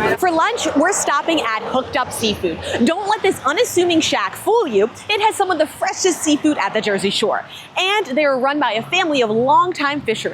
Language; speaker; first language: English; native; English